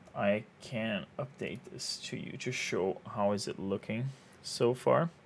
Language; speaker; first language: English; non-native, fluent; Portuguese